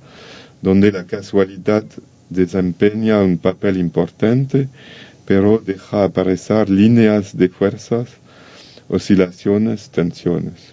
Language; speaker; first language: Spanish; non-native, learner; French